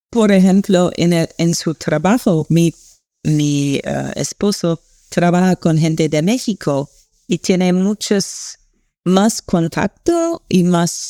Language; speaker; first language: Spanish; non-native, learner; English